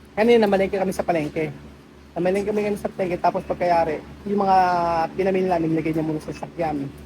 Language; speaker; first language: Filipino; native; Filipino